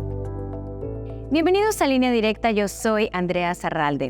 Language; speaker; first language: Spanish; native; Spanish